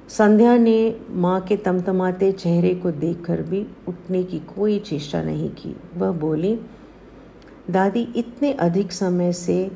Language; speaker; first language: Hindi; non-native, local second language; Tamil